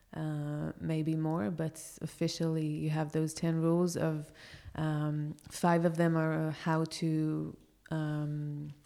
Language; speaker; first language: English; non-native, fluent; Hebrew